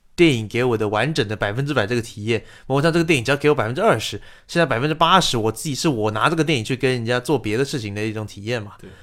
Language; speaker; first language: Chinese; native; Chinese